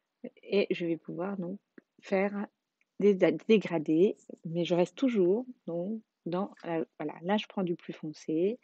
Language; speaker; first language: French; native; French